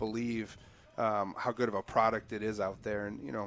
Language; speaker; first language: English; native; English